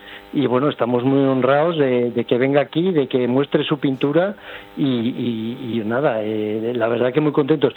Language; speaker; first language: Spanish; native; Spanish